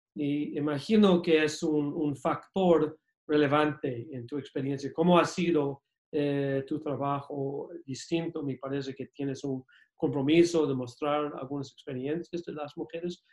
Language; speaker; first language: Spanish; non-native, fluent; English